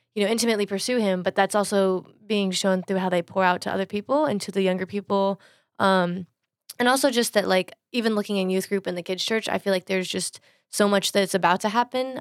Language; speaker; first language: English; native; English